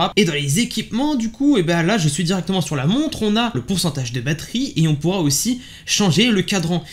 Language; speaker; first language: French; native; French